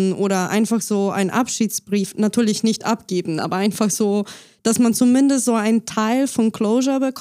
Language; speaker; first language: German; non-native, fluent; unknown